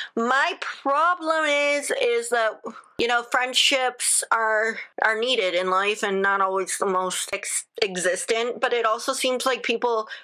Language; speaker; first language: English; native; English